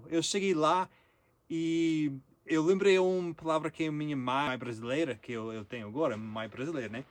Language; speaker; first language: Portuguese; non-native, learner; English